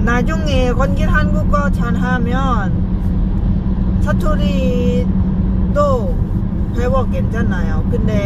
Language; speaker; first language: Korean; non-native, learner; Lao